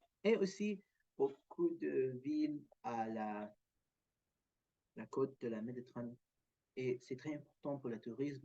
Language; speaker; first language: French; non-native, learner; Arabic